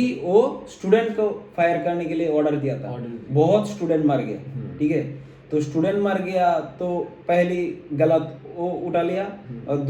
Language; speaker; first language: Hindi; non-native, fluent; Bangla